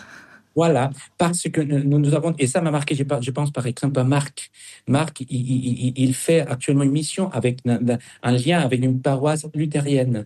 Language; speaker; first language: French; non-native, fluent; Spanish